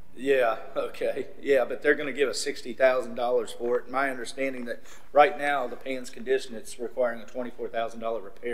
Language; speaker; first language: English; native; English